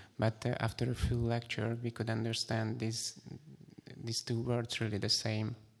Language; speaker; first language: English; non-native, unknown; Hungarian